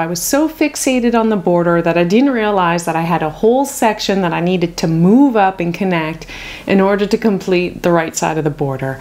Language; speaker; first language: English; native; English